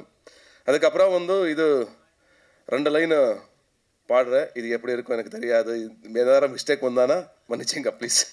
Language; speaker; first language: Tamil; non-native, local second language; Kannada